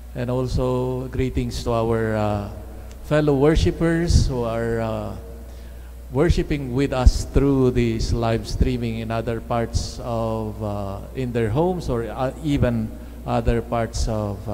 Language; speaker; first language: English; non-native, local second language; Filipino